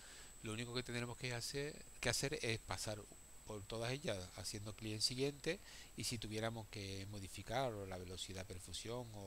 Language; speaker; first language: Spanish; native; Spanish